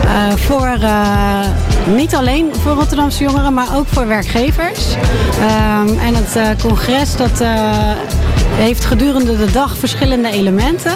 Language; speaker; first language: Dutch; native; Dutch